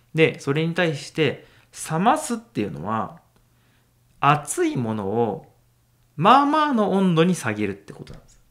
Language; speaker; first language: Japanese; native; Japanese